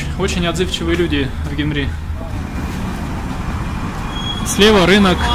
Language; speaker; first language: Russian; native; Russian